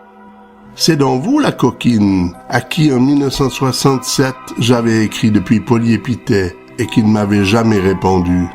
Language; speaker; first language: French; native; French